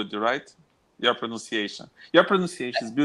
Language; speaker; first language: English; non-native, learner; Portuguese